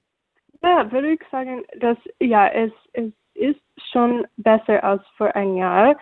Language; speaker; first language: German; non-native, fluent; English